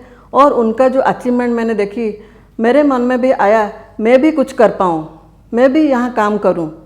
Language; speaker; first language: Hindi; non-native, local second language; Odia